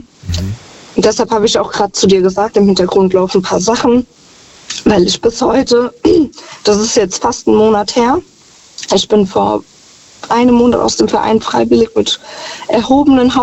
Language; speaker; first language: German; native; German